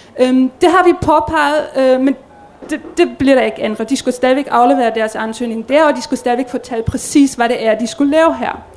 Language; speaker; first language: Danish; native; Danish